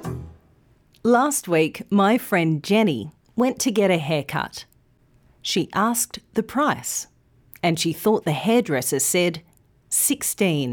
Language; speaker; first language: English; native; English